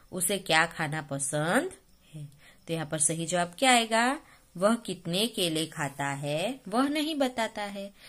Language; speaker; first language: Hindi; non-native, local second language; Gujarati